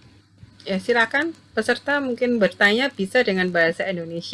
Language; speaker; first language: Indonesian; native; Indonesian